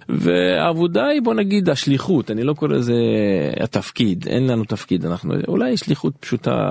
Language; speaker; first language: Hebrew; non-native, local second language; Arabic